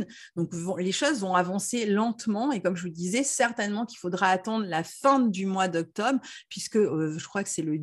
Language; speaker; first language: French; native; French